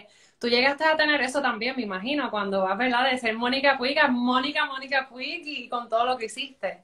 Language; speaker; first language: Spanish; native; Spanish